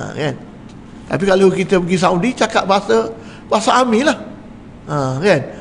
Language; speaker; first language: Malay; native; Malay